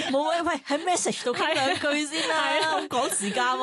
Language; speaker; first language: Cantonese; native; Cantonese